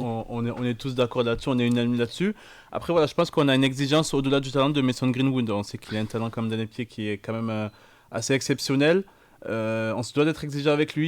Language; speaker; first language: French; native; French